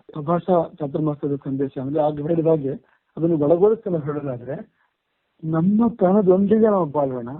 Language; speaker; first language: Kannada; native; Kannada